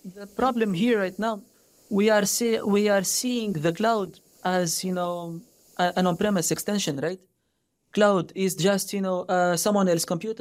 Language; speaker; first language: English; non-native, fluent; Arabic